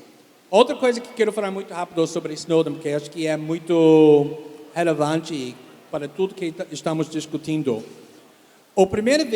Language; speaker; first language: Portuguese; non-native, fluent; English